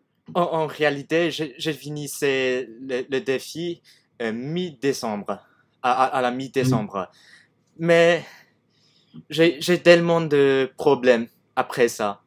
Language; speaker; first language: French; non-native, learner; Cantonese